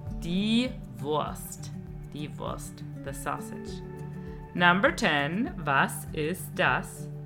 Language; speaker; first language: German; non-native, fluent; English